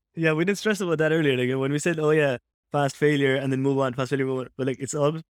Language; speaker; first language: English; native; English